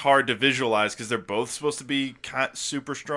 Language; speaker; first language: English; native; English